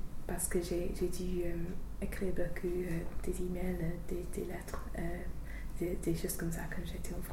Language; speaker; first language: French; non-native, learner; English